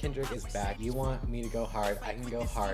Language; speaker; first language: English; native; English